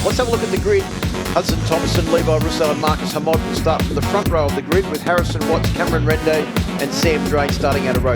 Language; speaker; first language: English; native; English